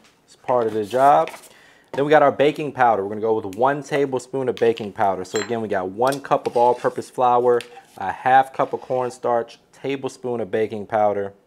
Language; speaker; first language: English; native; English